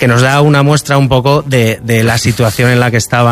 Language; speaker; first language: Spanish; native; Spanish